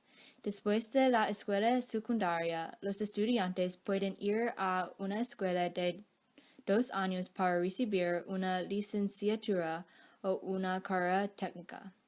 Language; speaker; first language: Spanish; non-native, learner; English